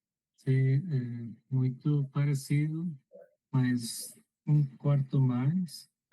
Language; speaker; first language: Portuguese; non-native, learner; Spanish